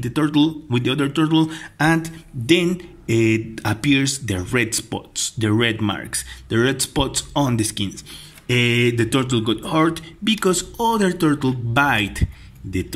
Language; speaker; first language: English; non-native, fluent; Spanish